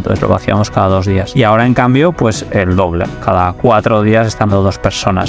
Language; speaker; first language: Spanish; native; Spanish